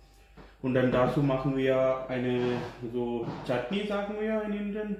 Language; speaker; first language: German; non-native, learner; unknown